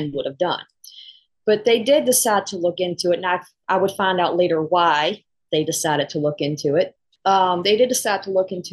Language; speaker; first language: English; native; English